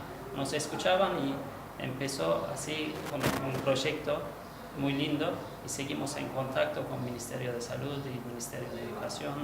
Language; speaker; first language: Spanish; non-native, learner; Turkish